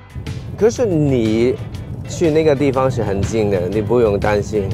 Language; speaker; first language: Chinese; non-native, local second language; Cantonese